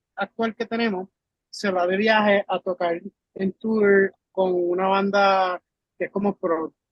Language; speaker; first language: Spanish; early bilingual, heritage; Spanish